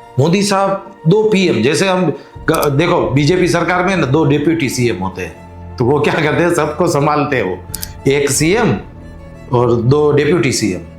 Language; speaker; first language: Hindi; non-native, local second language; Gujarati